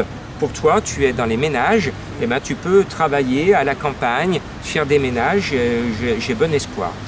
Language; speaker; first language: French; native; French